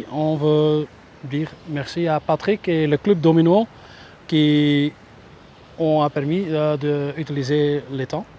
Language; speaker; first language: French; non-native, local second language; Dutch